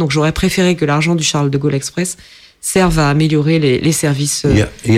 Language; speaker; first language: French; native; French